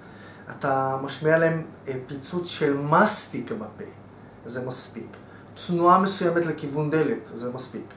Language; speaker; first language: Hebrew; native; Hebrew